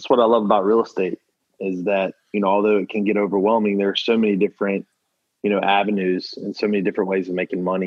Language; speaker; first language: English; native; English